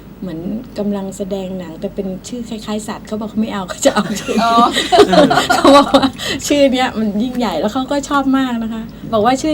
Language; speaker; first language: Thai; native; Thai